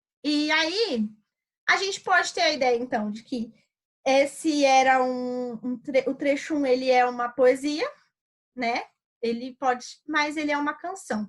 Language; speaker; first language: Portuguese; native; Portuguese